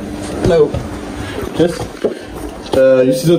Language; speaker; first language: English; non-native, learner; French